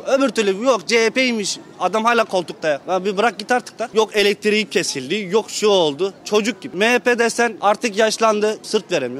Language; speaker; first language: Turkish; native; Turkish